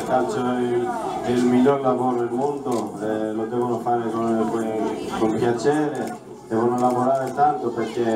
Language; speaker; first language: Italian; non-native, learner; Greek